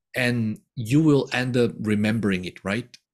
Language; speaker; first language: English; non-native, fluent; Korean